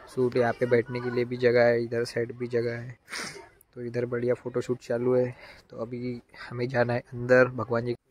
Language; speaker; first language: Hindi; non-native, local second language; Marathi